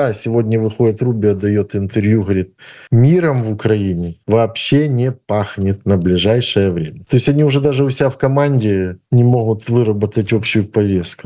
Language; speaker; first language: Russian; native; Russian